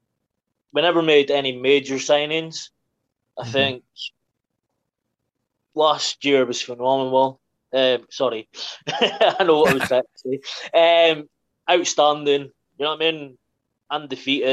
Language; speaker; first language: English; native; English